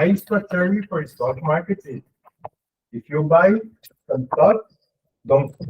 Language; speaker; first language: English; non-native, learner; Spanish